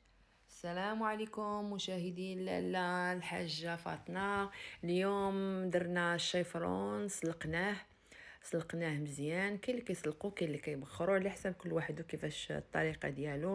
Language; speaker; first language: Arabic; native; Arabic